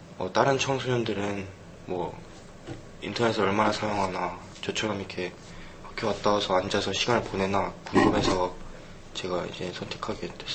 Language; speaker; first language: Korean; early bilingual, heritage; Korean